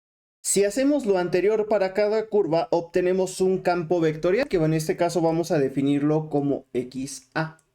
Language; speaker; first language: Spanish; native; Spanish